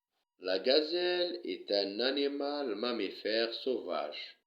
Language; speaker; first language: French; non-native, local second language; Arabic